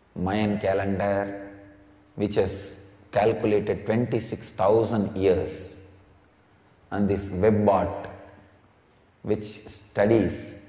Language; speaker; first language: English; non-native, local second language; Tamil